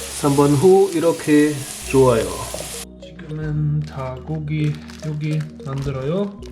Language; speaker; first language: Korean; non-native, learner; German